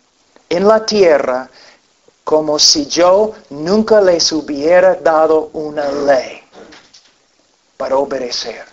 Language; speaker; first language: Spanish; non-native, fluent; English